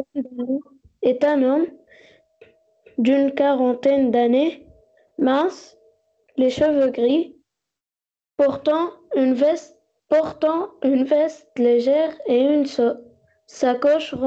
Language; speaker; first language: French; non-native, learner; Arabic